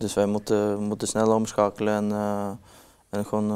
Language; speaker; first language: Dutch; non-native, learner; Norwegian